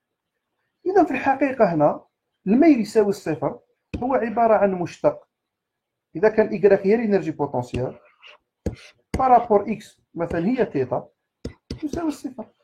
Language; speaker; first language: Arabic; native; Arabic